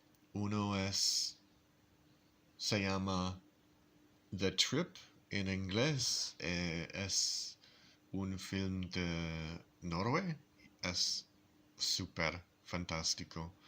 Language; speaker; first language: Spanish; non-native, learner; English